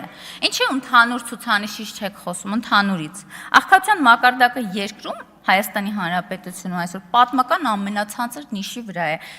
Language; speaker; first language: Armenian; native; Armenian